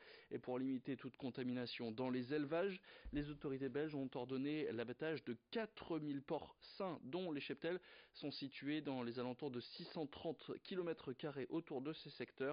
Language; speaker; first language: French; native; French